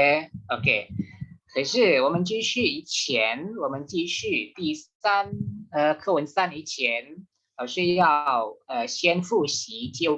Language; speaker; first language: Chinese; non-native, fluent; Indonesian